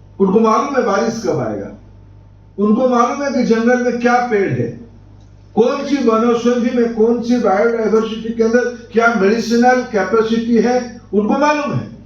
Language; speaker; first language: Hindi; non-native, local second language; Odia